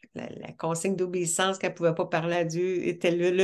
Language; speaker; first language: French; native; French